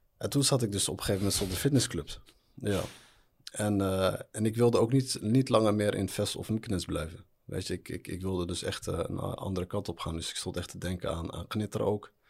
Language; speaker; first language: Dutch; early bilingual, other home language; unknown